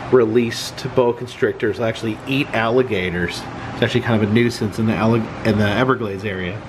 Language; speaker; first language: English; native; English